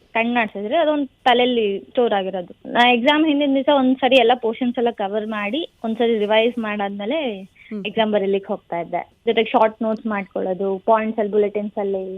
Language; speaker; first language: Kannada; native; Kannada